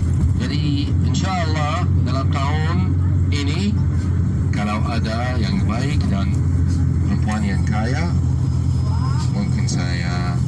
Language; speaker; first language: Indonesian; non-native, learner; Arabic